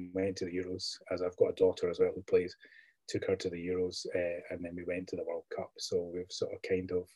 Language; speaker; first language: English; native; English